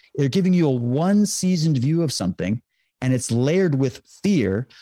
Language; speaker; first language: English; native; English